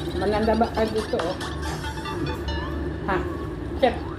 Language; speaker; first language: Filipino; non-native, learner; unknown